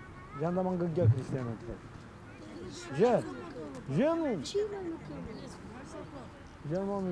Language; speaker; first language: French; non-native, learner; Romanian